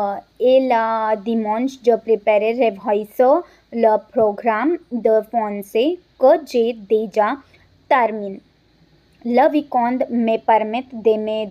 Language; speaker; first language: French; non-native, learner; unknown